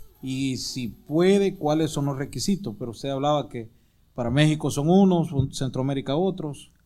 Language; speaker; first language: Spanish; native; Spanish